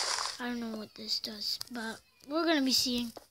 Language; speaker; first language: English; native; English